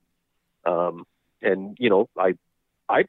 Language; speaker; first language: English; native; English